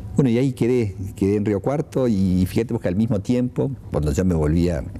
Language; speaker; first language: Spanish; native; Spanish